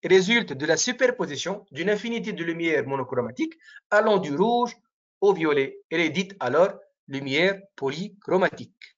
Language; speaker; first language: French; non-native, local second language; Arabic